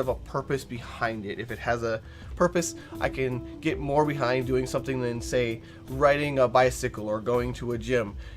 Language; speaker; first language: English; native; English